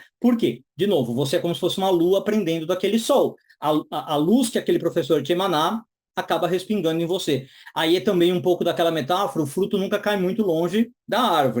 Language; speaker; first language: Portuguese; native; Portuguese